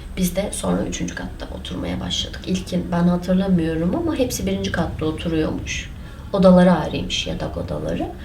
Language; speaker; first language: Turkish; non-native, local second language; Kurdish